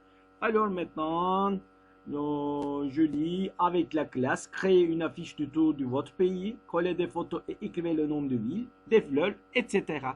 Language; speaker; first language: French; non-native, fluent; Turkish